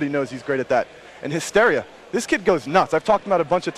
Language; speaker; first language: English; native; English